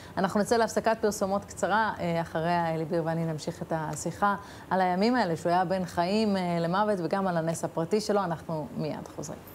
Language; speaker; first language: Hebrew; native; Hebrew